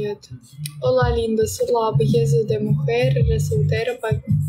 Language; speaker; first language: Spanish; non-native, learner; Russian